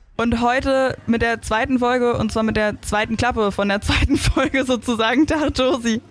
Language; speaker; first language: German; native; German